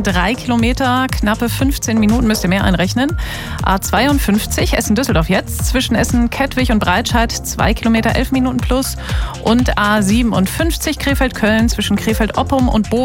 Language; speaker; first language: German; native; German